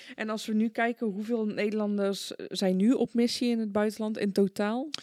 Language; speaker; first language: Dutch; early bilingual, other home language; Persian